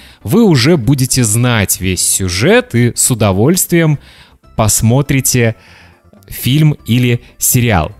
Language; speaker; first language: Russian; native; Russian